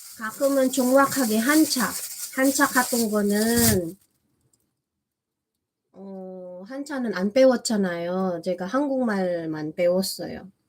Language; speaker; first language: Korean; non-native, fluent; Filipino